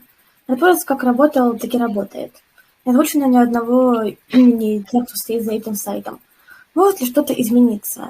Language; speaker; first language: Russian; native; Russian